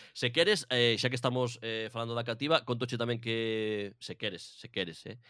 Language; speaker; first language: Galician; native; Galician